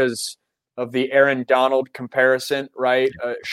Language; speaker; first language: English; native; English